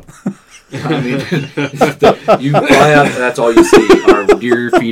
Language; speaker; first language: English; native; English